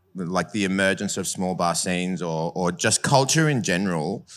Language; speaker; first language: English; native; English